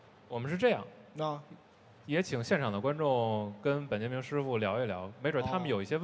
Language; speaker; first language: Chinese; native; Chinese